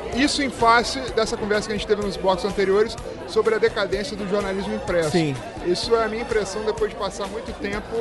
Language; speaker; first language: Portuguese; native; Portuguese